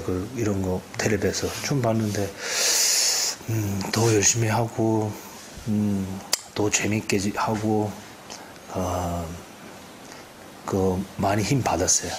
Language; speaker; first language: Korean; early bilingual, heritage; Japanese